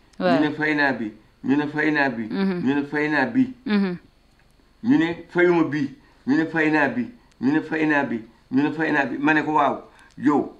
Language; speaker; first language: Wolof; non-native, local second language; Fula